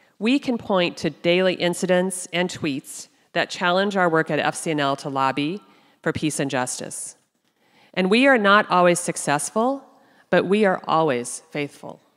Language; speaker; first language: English; native; English